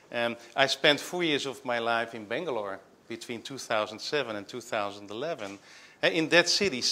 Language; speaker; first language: English; non-native, fluent; Dutch